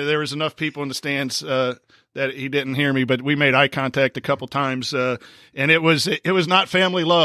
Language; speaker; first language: English; native; English